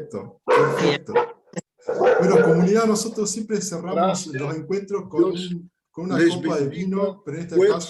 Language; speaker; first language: Spanish; native; Spanish